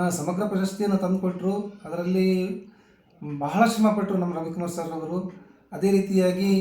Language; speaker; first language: Kannada; native; Kannada